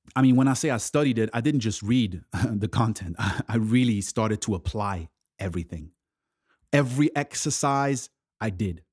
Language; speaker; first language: English; early bilingual, other home language; French